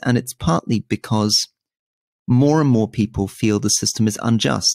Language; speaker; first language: English; native; English